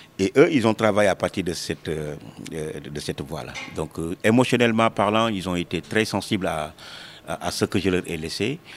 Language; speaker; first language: French; non-native, local second language; Wolof